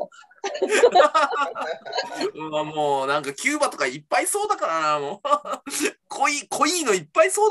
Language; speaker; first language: Japanese; native; Japanese